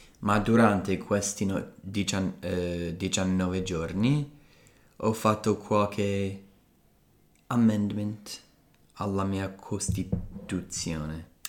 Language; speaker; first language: Italian; non-native, fluent; English